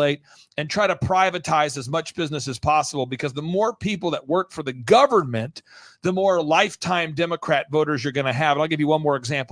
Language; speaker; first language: English; native; English